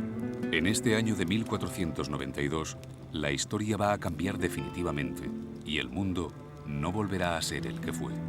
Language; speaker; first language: Spanish; native; Spanish